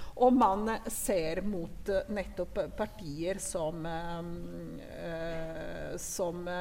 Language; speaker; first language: Norwegian; non-native, fluent; Italian